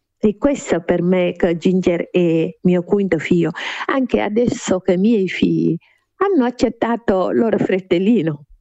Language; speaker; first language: Italian; non-native, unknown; Wolof